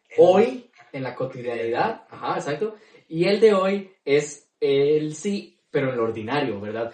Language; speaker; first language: Spanish; native; Spanish